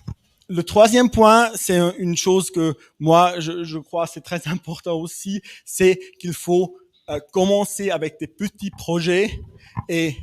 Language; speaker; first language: French; non-native, fluent; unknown